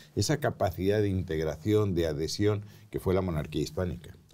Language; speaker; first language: Spanish; native; Spanish